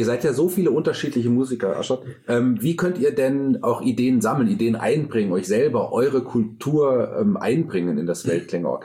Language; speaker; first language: German; native; German